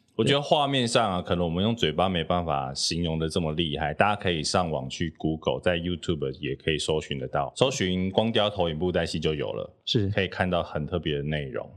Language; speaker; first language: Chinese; native; Chinese